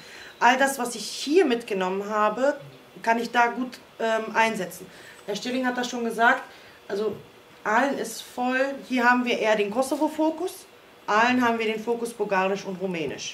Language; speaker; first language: German; early bilingual, other home language; Croatian